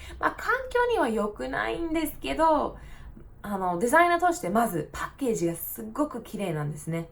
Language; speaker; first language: Japanese; non-native, fluent; English